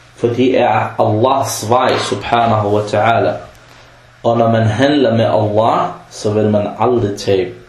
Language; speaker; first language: Danish; early bilingual, other home language; Arabic